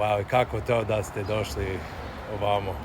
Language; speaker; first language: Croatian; early bilingual, heritage; English